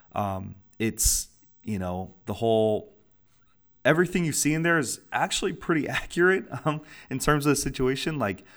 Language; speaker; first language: English; native; English